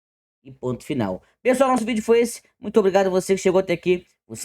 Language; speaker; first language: Portuguese; native; Portuguese